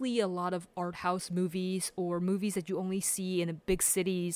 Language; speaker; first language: English; early bilingual, other home language; Chinese